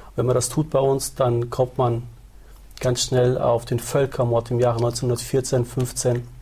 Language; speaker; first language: German; early bilingual, other home language; Turoyo